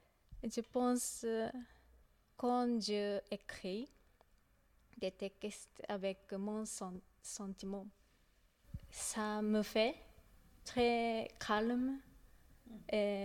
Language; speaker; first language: French; non-native, learner; Japanese